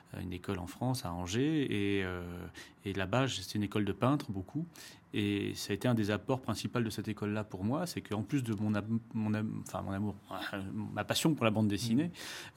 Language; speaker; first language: French; native; French